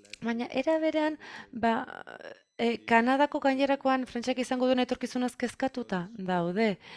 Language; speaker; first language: Basque; non-native, fluent; French